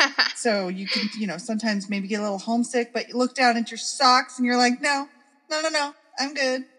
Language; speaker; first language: English; native; English